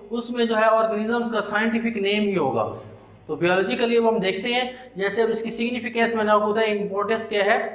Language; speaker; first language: Urdu; non-native, local second language; Punjabi